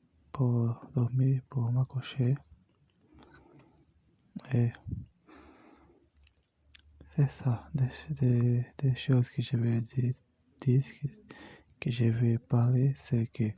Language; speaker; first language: French; non-native, learner; Portuguese